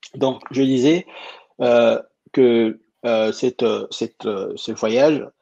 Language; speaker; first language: French; non-native, local second language; Lingala